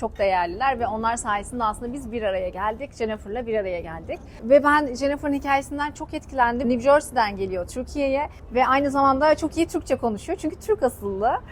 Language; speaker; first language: Turkish; native; Turkish